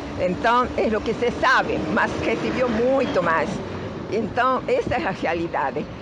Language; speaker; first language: Portuguese; non-native, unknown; Spanish